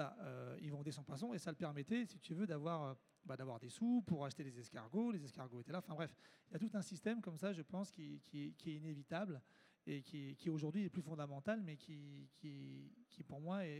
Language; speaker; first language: French; native; French